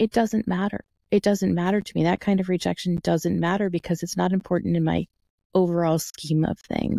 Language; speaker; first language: English; native; English